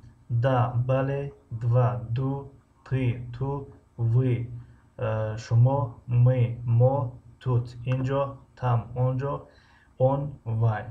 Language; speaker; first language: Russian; non-native, fluent; Tajik